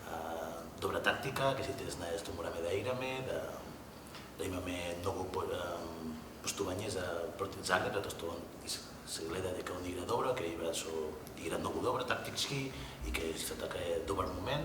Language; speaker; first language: Macedonian; non-native, fluent; Spanish